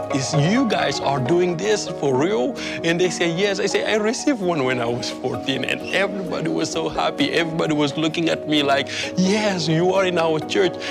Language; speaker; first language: English; early bilingual, other home language; Wolof